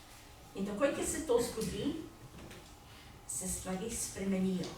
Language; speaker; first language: Slovenian; early bilingual, heritage; Slovenian